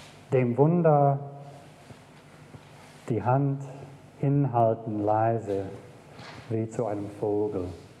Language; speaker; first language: German; non-native, fluent; English